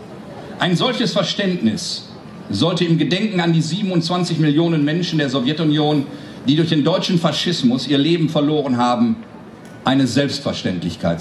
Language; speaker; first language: German; native; German